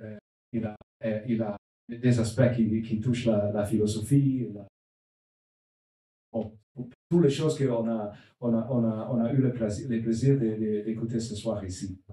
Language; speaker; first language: French; non-native, learner; Italian